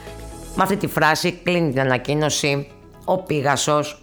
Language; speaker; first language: Greek; native; Greek